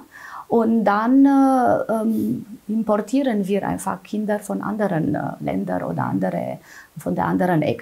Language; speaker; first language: German; non-native, fluent; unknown